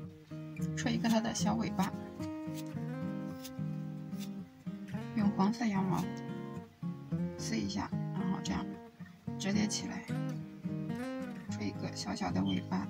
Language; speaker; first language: Chinese; native; Chinese